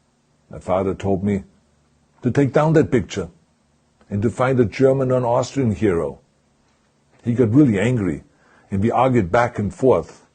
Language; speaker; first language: English; non-native, fluent; German